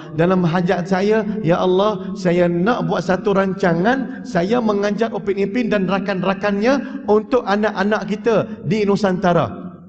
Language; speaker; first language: Malay; early bilingual, heritage; Malay